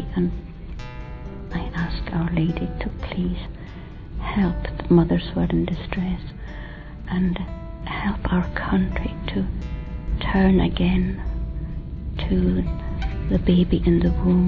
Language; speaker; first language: English; native; English